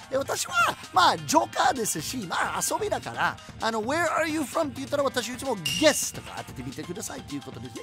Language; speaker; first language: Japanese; non-native, fluent; English